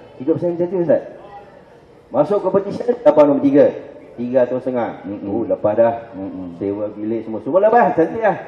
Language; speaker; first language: Malay; non-native, local second language; Min Nan Chinese